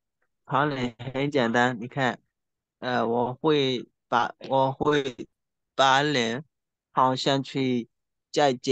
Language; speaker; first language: Chinese; non-native, learner; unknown